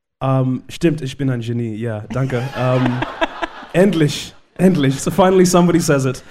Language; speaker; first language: German; non-native, learner; Shona